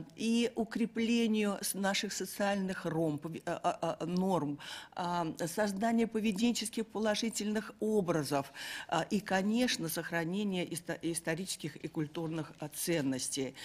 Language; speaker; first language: Russian; native; Russian